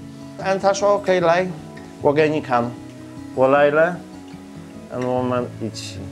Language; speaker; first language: Chinese; non-native, learner; Polish